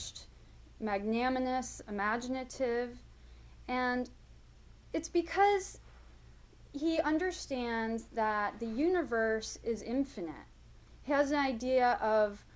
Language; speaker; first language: English; native; English